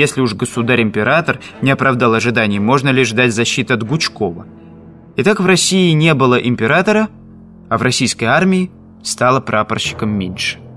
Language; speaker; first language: Russian; native; Russian